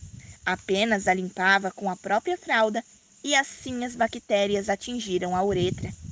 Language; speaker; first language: Portuguese; native; Portuguese